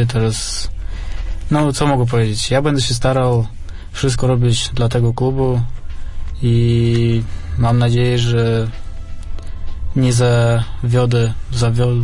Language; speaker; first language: Polish; non-native, fluent; Russian